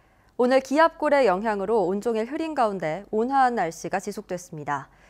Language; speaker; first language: Korean; native; Korean